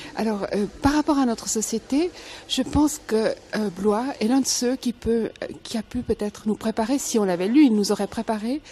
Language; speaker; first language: French; native; French